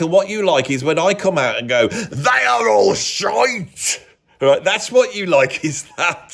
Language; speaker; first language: English; native; English